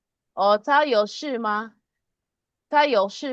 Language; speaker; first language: Chinese; non-native, learner; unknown